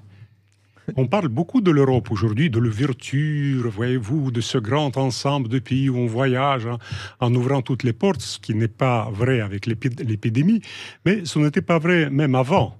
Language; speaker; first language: French; non-native, fluent; Russian